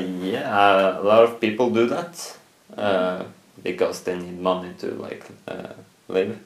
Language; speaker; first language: English; non-native, fluent; Norwegian